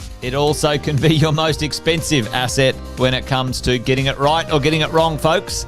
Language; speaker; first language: English; native; English